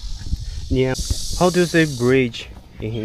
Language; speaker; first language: English; non-native, learner; Chinese